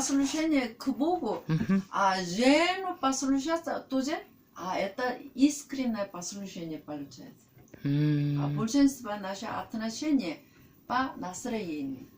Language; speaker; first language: Russian; non-native, learner; Korean